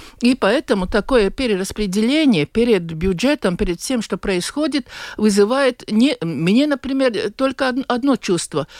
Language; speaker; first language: Russian; non-native, local second language; Latvian